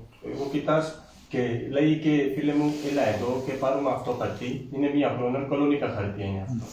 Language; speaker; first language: Greek; non-native, learner; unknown